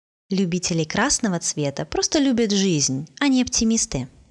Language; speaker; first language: Russian; native; Russian